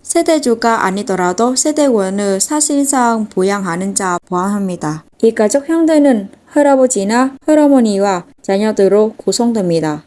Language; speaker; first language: Korean; non-native, fluent; Vietnamese